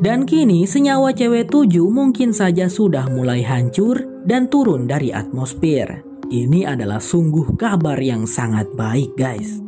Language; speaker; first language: Indonesian; native; Indonesian